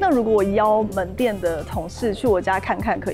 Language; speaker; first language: Chinese; native; Chinese